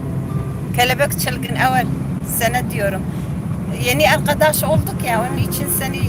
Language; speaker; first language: Turkish; non-native, local second language; Kurdish